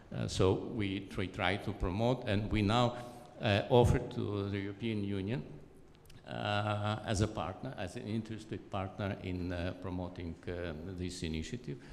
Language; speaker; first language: English; non-native, fluent; Azerbaijani